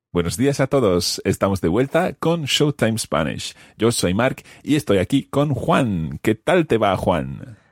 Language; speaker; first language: Spanish; non-native, fluent; English